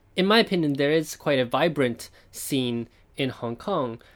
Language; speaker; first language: English; non-native, fluent; Chinese